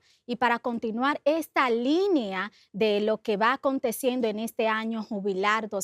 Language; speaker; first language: Spanish; native; Spanish